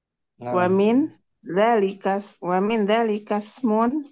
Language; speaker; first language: Arabic; non-native, learner; Indonesian